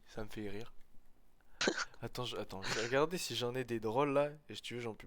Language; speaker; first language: French; native; French